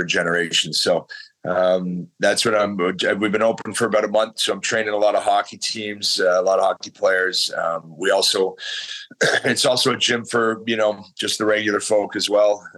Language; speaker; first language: English; native; English